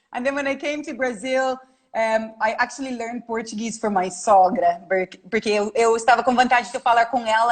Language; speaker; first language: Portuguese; non-native, fluent; English